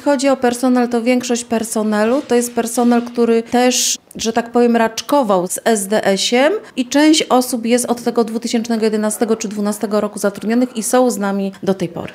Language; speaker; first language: Polish; native; Polish